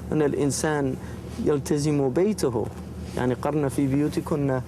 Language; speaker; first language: Arabic; non-native, fluent; English